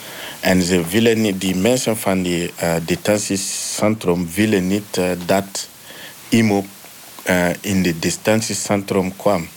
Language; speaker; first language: Dutch; non-native, learner; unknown